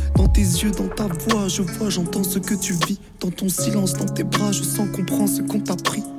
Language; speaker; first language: French; native; French